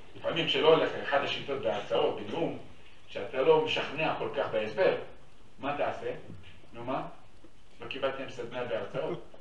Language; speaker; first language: Hebrew; native; Hebrew